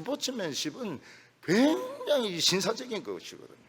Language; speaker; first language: Korean; native; Korean